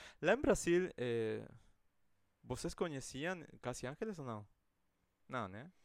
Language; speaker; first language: Portuguese; non-native, fluent; Spanish